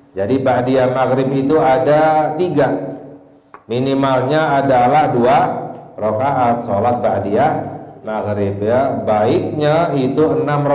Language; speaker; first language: Indonesian; native; Indonesian